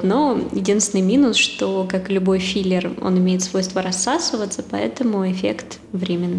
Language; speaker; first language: Russian; native; Russian